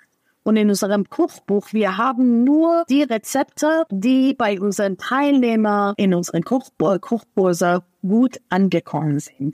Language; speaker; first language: German; non-native, fluent; Persian